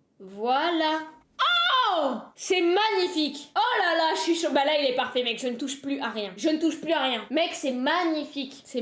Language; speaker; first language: French; native; French